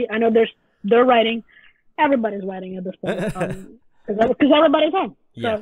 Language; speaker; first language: English; non-native, fluent; Italian